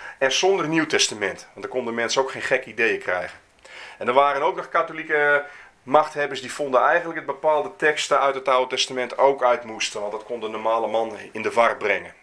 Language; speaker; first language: Dutch; native; Dutch